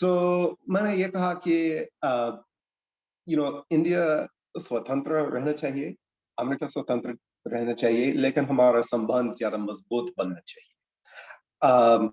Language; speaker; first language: Hindi; non-native, fluent; English